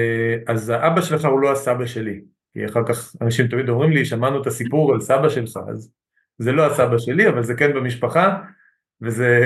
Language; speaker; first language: Hebrew; native; Hebrew